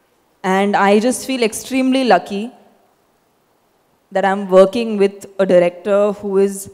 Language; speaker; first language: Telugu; non-native, fluent; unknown